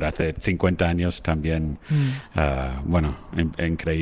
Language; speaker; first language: Spanish; non-native, fluent; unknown